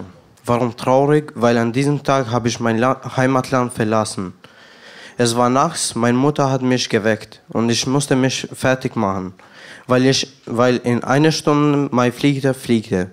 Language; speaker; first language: German; non-native, learner; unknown